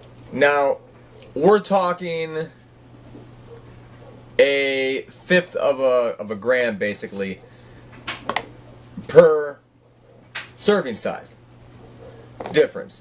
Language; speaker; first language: English; native; English